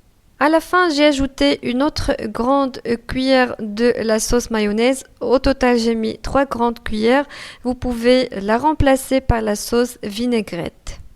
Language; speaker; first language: French; non-native, local second language; Arabic